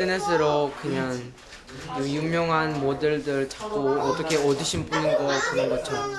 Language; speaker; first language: Korean; early bilingual, other home language; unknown